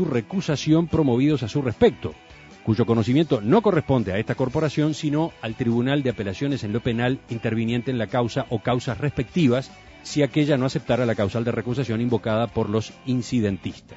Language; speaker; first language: Spanish; native; Spanish